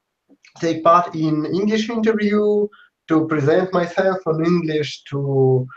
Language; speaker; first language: English; non-native, learner; Russian